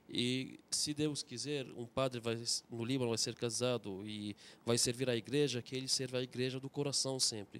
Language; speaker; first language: Portuguese; non-native, fluent; Arabic